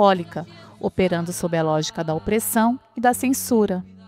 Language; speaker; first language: Portuguese; native; Portuguese